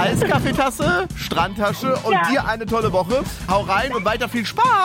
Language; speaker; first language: German; native; German